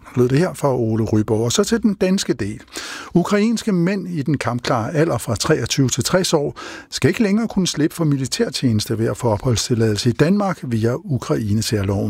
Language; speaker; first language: Danish; native; Danish